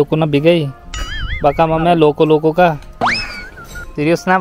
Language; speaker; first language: Filipino; non-native, learner; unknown